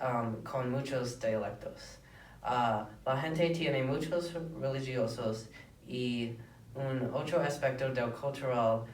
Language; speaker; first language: Spanish; non-native, learner; English